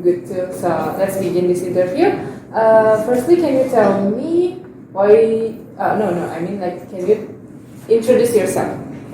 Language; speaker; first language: English; non-native, learner; Indonesian